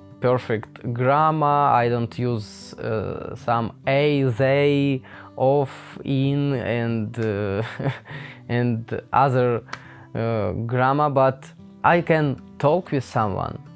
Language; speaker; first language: English; non-native, learner; Ukrainian